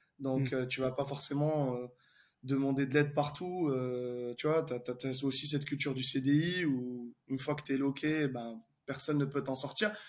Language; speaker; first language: French; non-native, local second language; Arabic